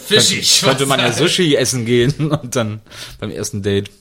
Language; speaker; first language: German; native; German